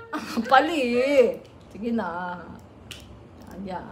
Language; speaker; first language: Korean; non-native, learner; Filipino